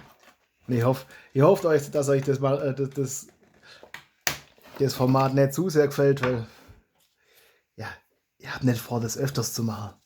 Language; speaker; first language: German; native; German